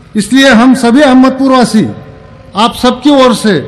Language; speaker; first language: Hindi; non-native, local second language; Marathi